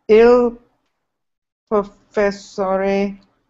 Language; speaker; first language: Italian; non-native, learner; Spanish